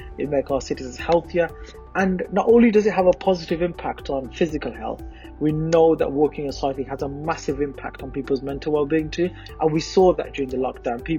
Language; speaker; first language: English; native; English